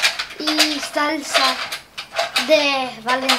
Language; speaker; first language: Spanish; early bilingual, heritage; Spanish